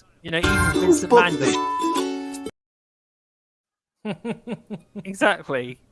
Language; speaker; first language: English; native; English